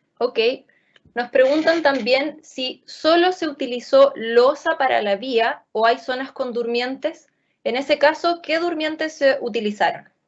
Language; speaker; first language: Spanish; native; Spanish